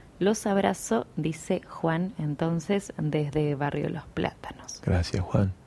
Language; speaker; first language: Spanish; native; Spanish